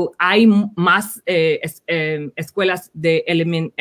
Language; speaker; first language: Spanish; early bilingual, heritage; Spanish